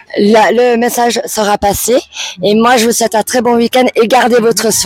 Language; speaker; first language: French; native; French